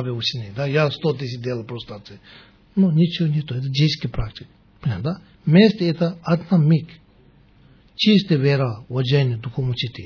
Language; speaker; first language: Russian; non-native, learner; Tibetan